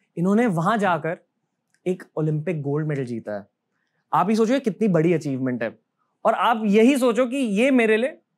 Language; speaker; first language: Hindi; native; Hindi